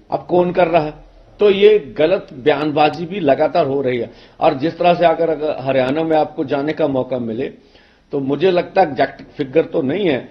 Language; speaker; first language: Hindi; non-native, local second language; Punjabi